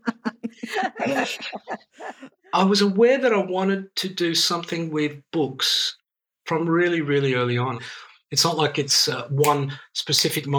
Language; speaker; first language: English; non-native, local second language; Greek